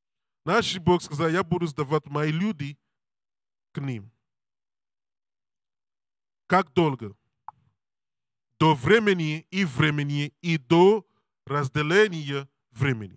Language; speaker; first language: Russian; non-native, learner; English